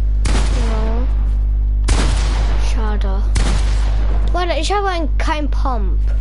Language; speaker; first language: German; non-native, learner; English